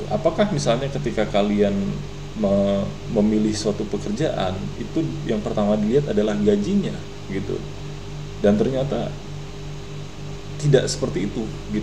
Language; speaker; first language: Indonesian; native; Indonesian